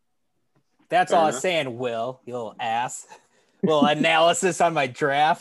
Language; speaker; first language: English; native; English